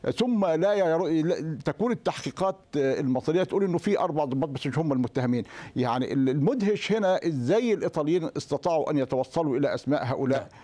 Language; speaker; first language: Arabic; native; Arabic